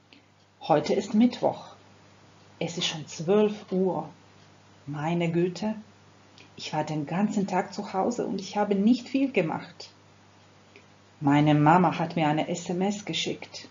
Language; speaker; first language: German; non-native, fluent; Croatian